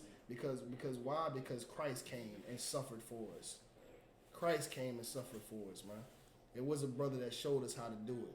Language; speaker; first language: English; native; English